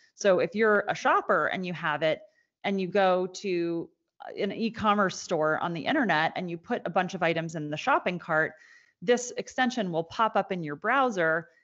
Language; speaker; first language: English; native; English